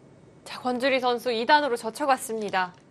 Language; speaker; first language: Korean; native; Korean